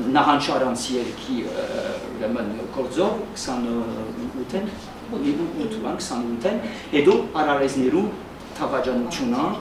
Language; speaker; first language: Armenian; early bilingual, heritage; Armenian